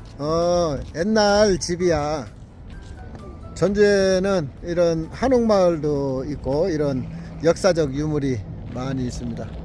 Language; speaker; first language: Korean; native; Korean